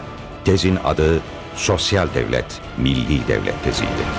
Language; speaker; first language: Turkish; native; Turkish